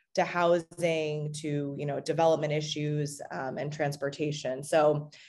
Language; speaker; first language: English; native; English